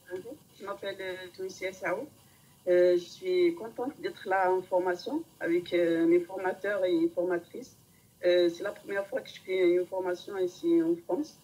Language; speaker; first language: French; non-native, learner; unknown